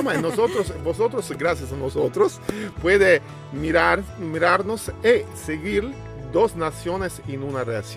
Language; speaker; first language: Spanish; non-native, learner; Italian